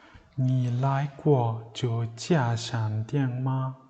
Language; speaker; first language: Chinese; non-native, fluent; Mongolian